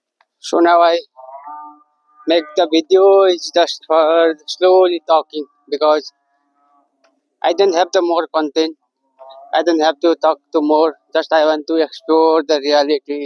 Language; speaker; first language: English; non-native, learner; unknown